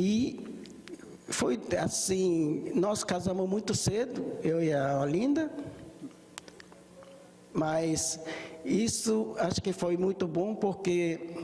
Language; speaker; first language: Portuguese; early bilingual, other home language; Japanese